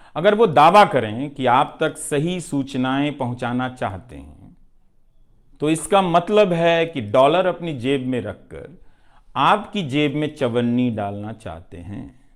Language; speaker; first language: Hindi; non-native, local second language; Bhojpuri